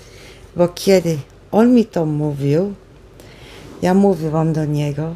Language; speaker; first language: Polish; non-native, learner; Dutch